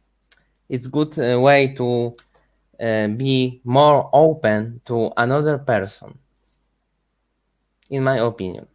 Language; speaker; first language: English; non-native, learner; Ukrainian